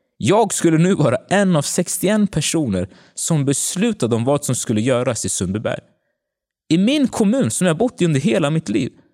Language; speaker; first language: Swedish; early bilingual, other home language; Tigrinya